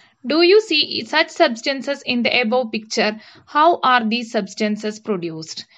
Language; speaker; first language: English; non-native, local second language; Malayalam